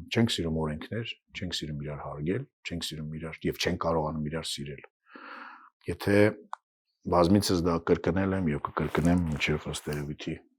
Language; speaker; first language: Armenian; non-native, fluent; Russian